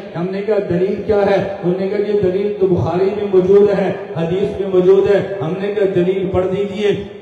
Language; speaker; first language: Urdu; non-native, local second language; Punjabi